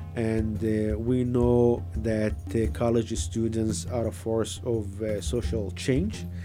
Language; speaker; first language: English; non-native, fluent; Arabic